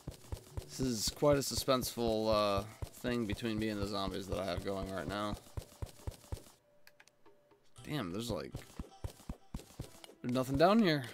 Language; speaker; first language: English; native; English